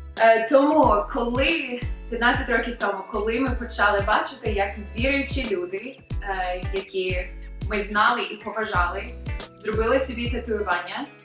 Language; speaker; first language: Ukrainian; early bilingual, other home language; English